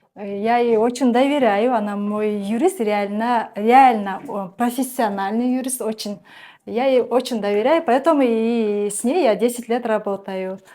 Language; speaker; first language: Russian; non-native, local second language; Kyrgyz